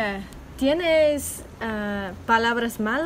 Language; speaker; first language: Spanish; non-native, learner; English